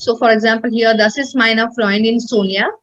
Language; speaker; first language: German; non-native, learner; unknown